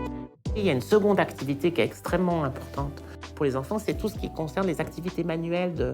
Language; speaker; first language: French; native; French